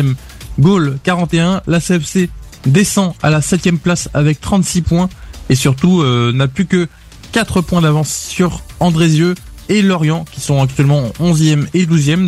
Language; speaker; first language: French; native; French